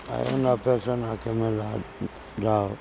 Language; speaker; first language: Spanish; non-native, learner; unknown